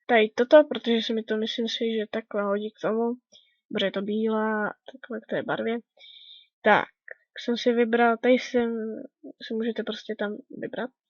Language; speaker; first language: Czech; native; Czech